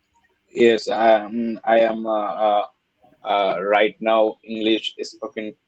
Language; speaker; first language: English; non-native, learner; Bangla